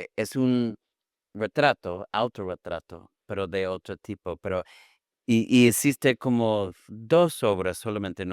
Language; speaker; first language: Spanish; non-native, fluent; English